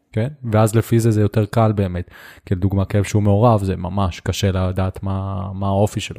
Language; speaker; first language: Hebrew; native; Hebrew